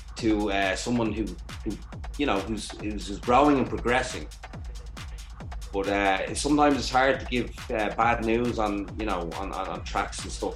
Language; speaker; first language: English; native; English